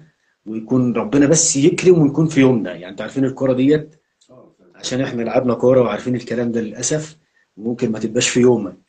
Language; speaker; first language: Arabic; native; Arabic